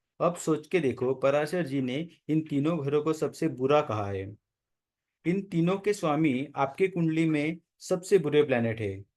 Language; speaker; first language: Hindi; non-native, local second language; Marathi